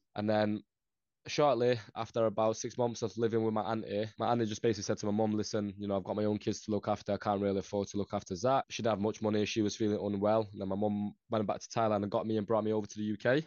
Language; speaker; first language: English; early bilingual, other home language; Northeastern Thai